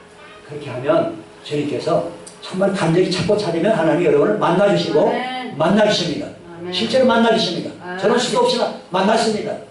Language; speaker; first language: Korean; native; Korean